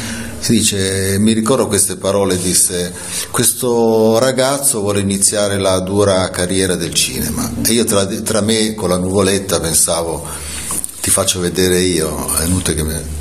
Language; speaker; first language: Italian; native; Italian